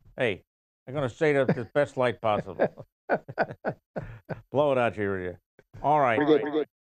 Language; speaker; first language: English; native; English